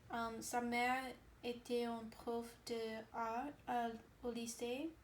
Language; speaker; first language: French; non-native, learner; English